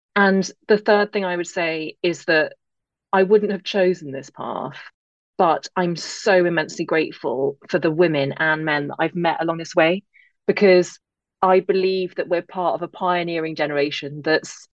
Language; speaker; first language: English; native; English